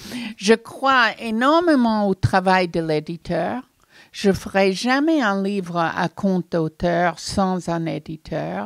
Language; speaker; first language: French; non-native, fluent; English